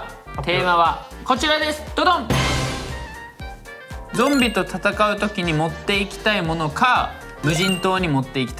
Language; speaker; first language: Japanese; native; Japanese